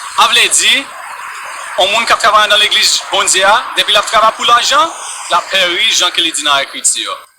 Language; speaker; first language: Haitian Creole; non-native, fluent; English